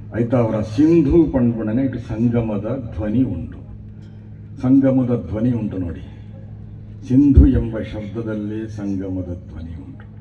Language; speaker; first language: Kannada; non-native, local second language; Tulu